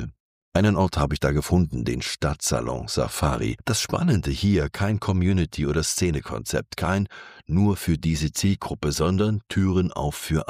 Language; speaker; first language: German; native; German